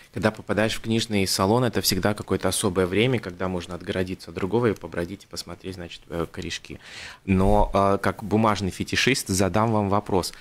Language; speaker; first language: Russian; native; Russian